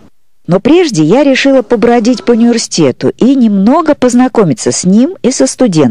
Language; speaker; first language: Russian; native; Russian